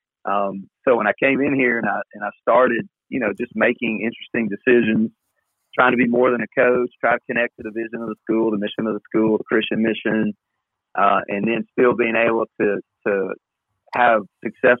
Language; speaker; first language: English; native; English